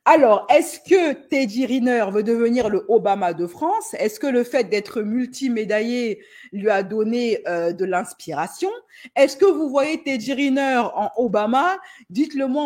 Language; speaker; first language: French; native; French